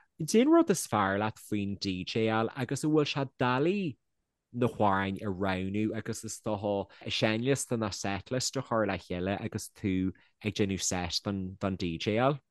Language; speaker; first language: Irish; native; Irish